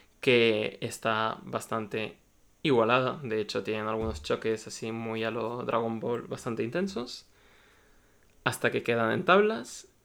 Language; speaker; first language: Spanish; early bilingual, other home language; Russian